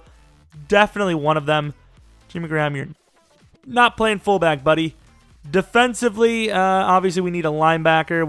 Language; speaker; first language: English; native; English